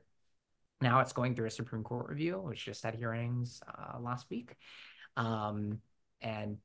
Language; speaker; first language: English; native; English